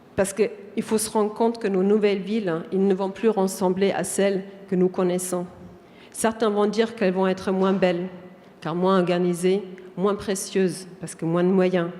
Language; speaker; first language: French; non-native, fluent; German